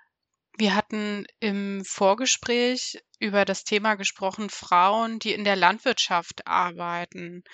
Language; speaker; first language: German; native; German